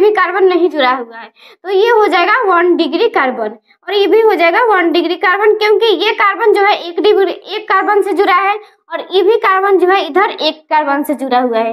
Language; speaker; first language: Hindi; native; Hindi